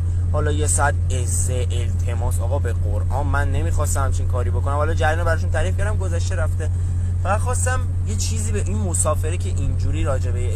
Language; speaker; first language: Persian; native; Persian